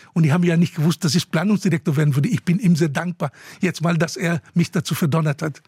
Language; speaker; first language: German; non-native, fluent; Spanish